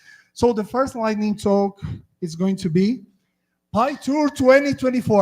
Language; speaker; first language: English; non-native, fluent; Portuguese